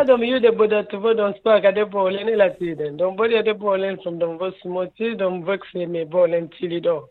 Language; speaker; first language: Swedish; non-native, learner; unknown